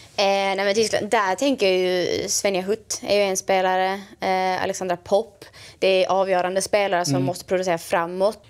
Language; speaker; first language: Swedish; native; Swedish